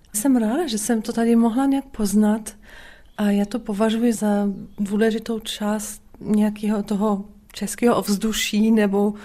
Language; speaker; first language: Czech; non-native, fluent; German